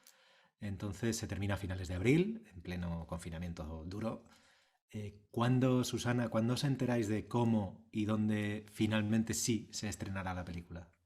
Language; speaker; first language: Spanish; native; Spanish